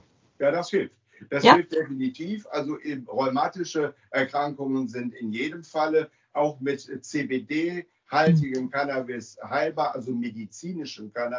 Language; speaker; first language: German; native; German